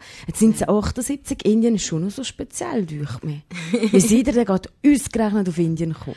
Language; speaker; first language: German; native; German